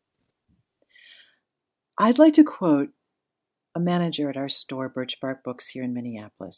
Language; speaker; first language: English; native; English